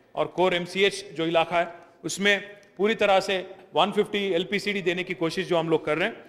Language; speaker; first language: Hindi; non-native, local second language; Telugu